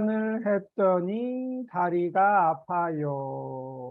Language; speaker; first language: Korean; native; Korean